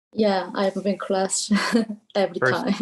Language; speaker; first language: English; non-native, learner; Korean